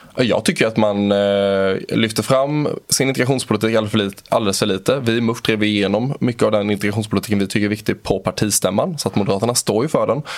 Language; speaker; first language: Swedish; native; Swedish